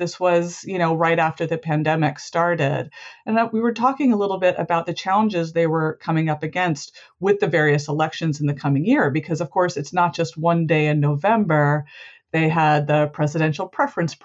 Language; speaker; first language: English; native; English